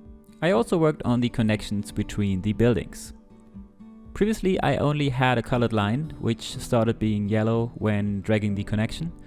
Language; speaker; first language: English; non-native, fluent; German